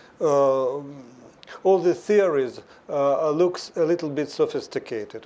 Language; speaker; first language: English; non-native, fluent; Russian